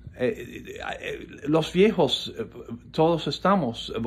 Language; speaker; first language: Spanish; non-native, fluent; English